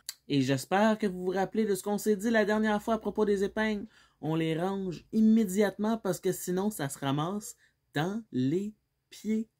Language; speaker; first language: French; native; French